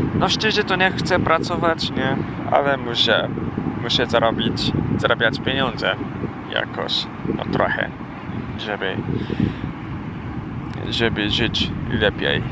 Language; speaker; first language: Polish; non-native, fluent; Japanese